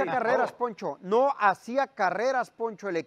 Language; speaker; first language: Spanish; native; Spanish